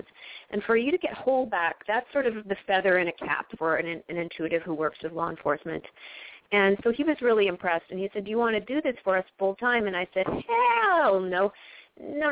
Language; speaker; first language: English; native; English